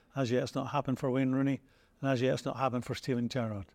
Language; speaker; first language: English; native; English